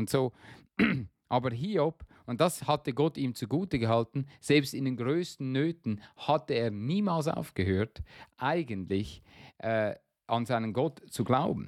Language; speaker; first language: German; non-native, fluent; English